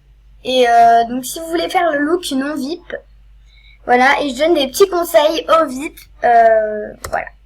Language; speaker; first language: French; native; French